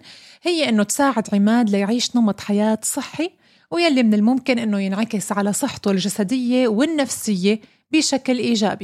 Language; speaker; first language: Arabic; native; Arabic